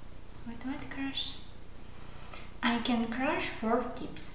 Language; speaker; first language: English; non-native, learner; Russian